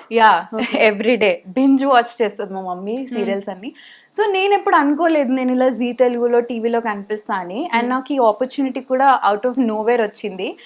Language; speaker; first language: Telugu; native; Telugu